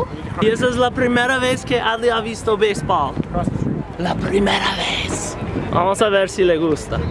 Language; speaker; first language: Spanish; non-native, fluent; English